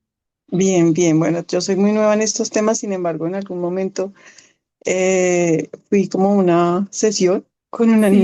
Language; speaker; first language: Spanish; native; Spanish